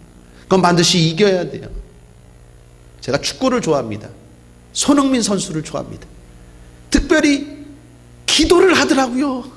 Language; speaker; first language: Korean; native; Korean